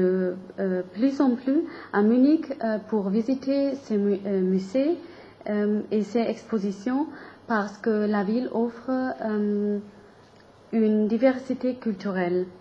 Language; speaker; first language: French; non-native, learner; German